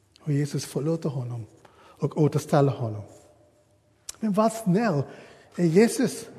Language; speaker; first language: Swedish; non-native, learner; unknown